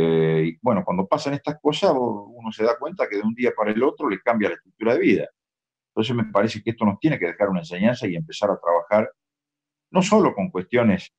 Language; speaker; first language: Spanish; native; Spanish